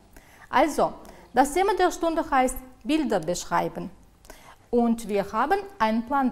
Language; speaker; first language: German; non-native, fluent; Uzbek